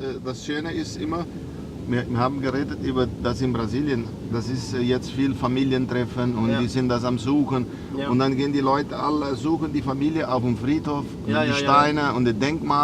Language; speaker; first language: German; early bilingual, heritage; Portuguese